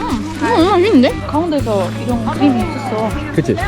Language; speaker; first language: Korean; non-native, learner; Spanish